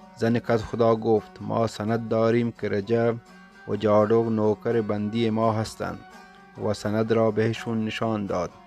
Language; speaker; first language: Persian; non-native, local second language; Baluchi